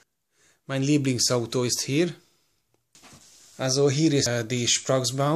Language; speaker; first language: German; non-native, learner; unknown